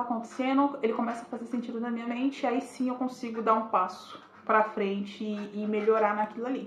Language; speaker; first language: Portuguese; native; Portuguese